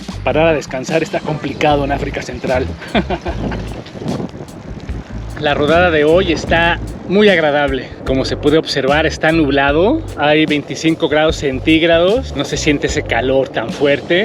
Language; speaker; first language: Spanish; native; Spanish